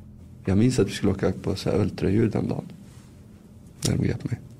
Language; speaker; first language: Swedish; early bilingual, other home language; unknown